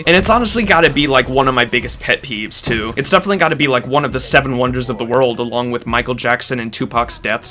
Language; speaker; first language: English; native; English